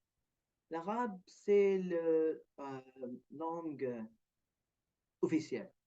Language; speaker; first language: French; non-native, learner; Arabic